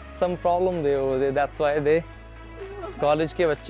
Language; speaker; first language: English; non-native, learner; Hindi